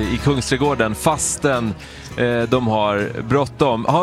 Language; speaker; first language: Swedish; native; Swedish